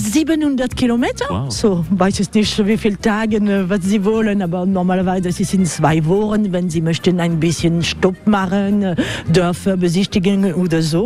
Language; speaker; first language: German; non-native, learner; French